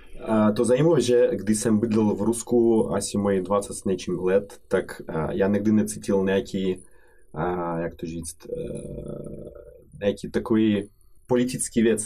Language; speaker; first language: Czech; non-native, fluent; Russian